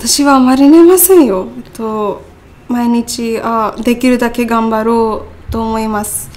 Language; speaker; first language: Japanese; non-native, learner; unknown